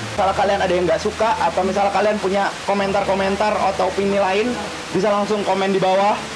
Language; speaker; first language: Indonesian; native; Indonesian